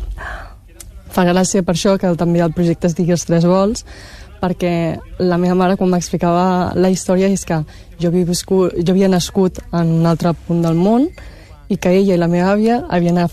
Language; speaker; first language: Catalan; early bilingual, other home language; Chinese